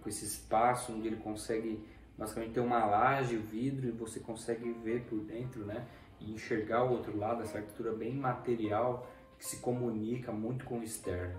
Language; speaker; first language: Portuguese; native; Portuguese